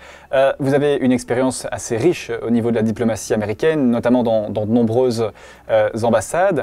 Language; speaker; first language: French; native; French